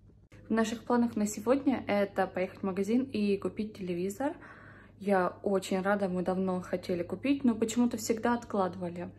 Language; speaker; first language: Russian; early bilingual, heritage; Russian